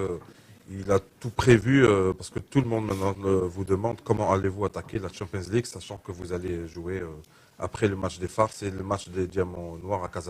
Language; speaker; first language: French; non-native, local second language; Arabic